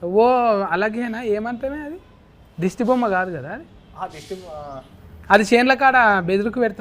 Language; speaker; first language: Telugu; native; Telugu